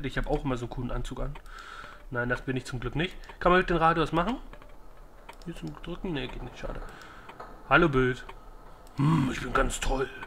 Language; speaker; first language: German; native; German